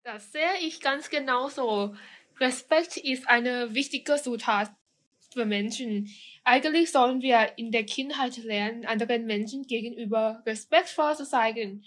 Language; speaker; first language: German; non-native, fluent; Thai